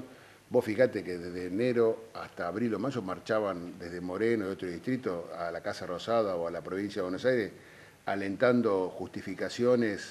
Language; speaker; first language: Spanish; native; Spanish